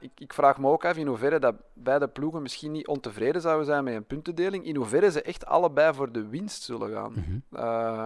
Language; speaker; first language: Dutch; native; Dutch